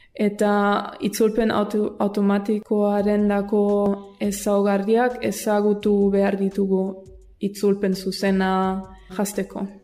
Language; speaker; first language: Basque; non-native, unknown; German